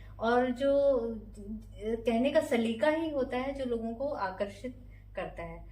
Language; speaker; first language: Hindi; native; Hindi